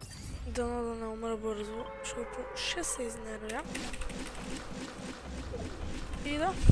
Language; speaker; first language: Bulgarian; native; Bulgarian